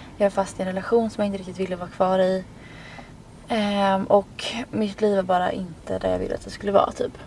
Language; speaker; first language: Swedish; native; Swedish